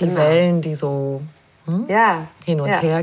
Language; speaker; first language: German; native; German